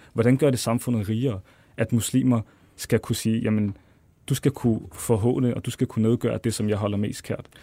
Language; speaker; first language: Danish; early bilingual, other home language; Arabic